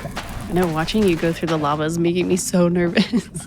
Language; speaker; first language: English; native; English